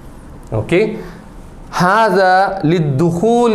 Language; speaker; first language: Arabic; non-native, fluent; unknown